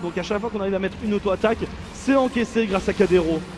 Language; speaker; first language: French; native; French